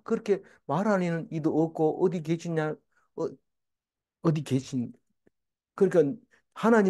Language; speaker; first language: Korean; native; Korean